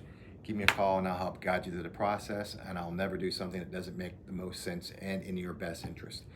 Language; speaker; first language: English; native; English